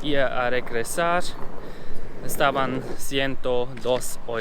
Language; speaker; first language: Spanish; non-native, learner; German